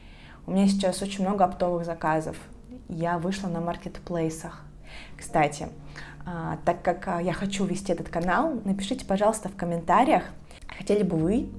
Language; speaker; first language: Russian; native; Russian